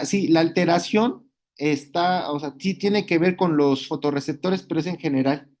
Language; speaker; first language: Spanish; native; Spanish